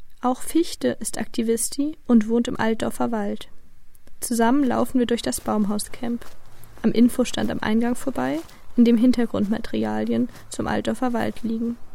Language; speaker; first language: German; native; German